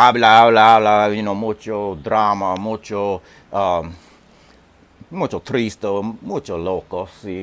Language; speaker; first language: Spanish; non-native, learner; English